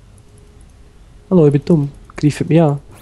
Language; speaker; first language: German; native; German